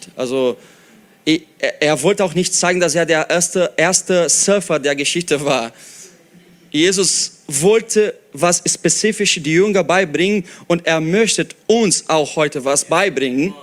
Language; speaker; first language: German; non-native, fluent; Portuguese